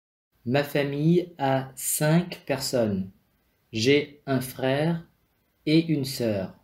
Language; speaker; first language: French; non-native, fluent; Vietnamese